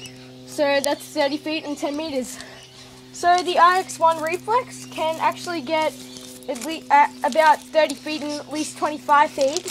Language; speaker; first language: English; native; English